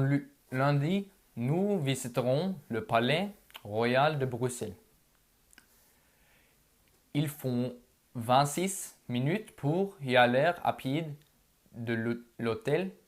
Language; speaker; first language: French; non-native, learner; Norwegian